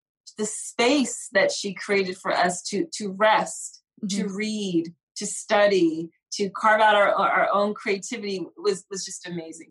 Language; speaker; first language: English; native; English